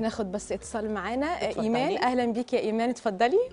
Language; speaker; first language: Arabic; native; Arabic